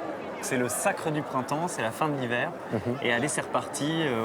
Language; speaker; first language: French; native; French